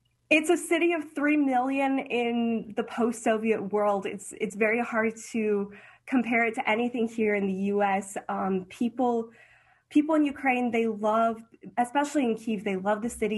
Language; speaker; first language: English; early bilingual, heritage; English